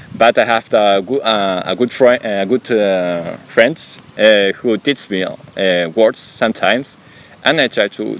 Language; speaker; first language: English; non-native, learner; Spanish